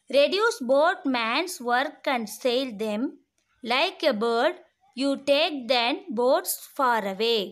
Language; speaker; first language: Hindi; non-native, local second language; Tamil